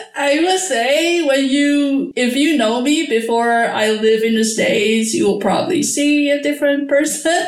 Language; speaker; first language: English; non-native, fluent; Chinese